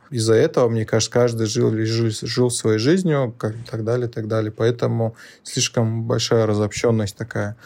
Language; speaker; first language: Russian; non-native, local second language; Lezghian